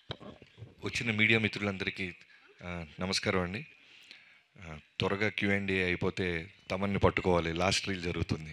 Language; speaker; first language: Telugu; native; Telugu